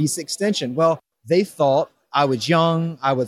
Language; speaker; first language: English; native; English